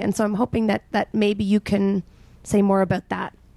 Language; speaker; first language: English; native; English